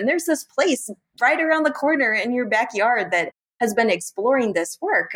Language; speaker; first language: English; native; English